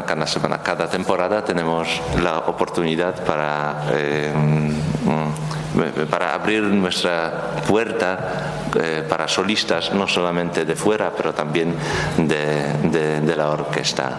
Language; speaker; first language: Spanish; non-native, learner; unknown